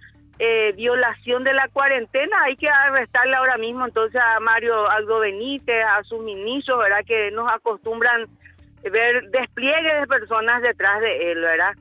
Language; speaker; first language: Spanish; native; Spanish